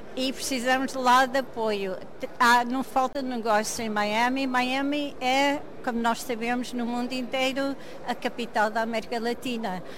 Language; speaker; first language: Portuguese; early bilingual, heritage; Portuguese